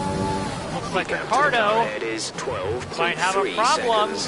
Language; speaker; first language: English; native; English